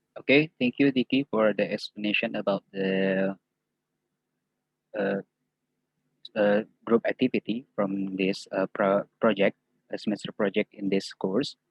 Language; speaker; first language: English; non-native, fluent; Indonesian